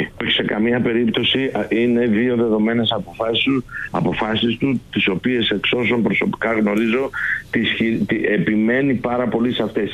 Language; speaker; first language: Greek; native; Greek